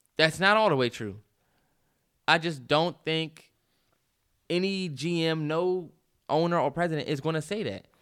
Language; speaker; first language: English; native; English